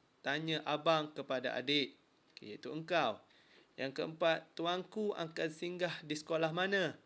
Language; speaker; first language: Malay; native; Malay